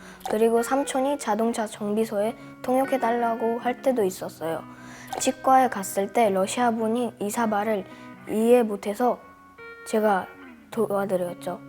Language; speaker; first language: Korean; early bilingual, other home language; Russian